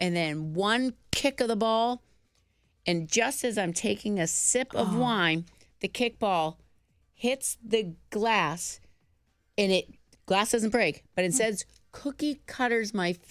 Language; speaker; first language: English; native; English